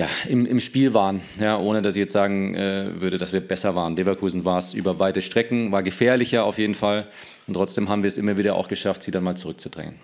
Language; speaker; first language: German; native; German